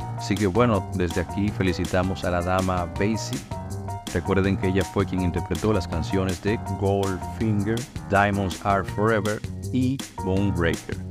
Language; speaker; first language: Spanish; native; Spanish